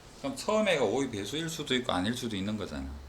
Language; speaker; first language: Korean; native; Korean